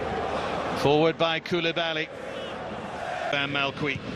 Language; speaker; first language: English; native; English